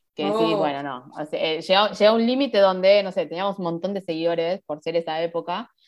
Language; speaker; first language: Spanish; native; Spanish